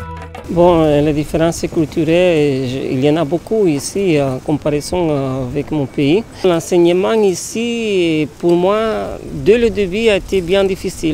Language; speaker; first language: French; non-native, learner; Spanish